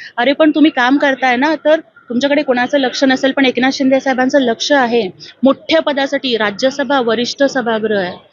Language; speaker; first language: Marathi; non-native, local second language; Telugu